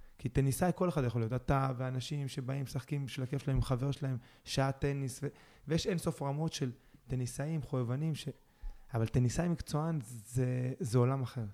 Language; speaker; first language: Hebrew; early bilingual, other home language; Spanish